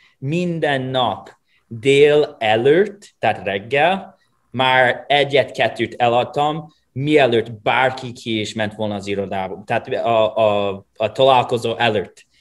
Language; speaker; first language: Hungarian; non-native, fluent; English